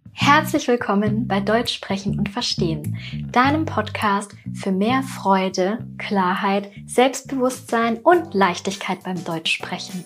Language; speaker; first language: German; native; German